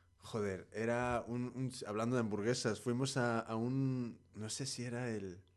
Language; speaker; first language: Spanish; native; Spanish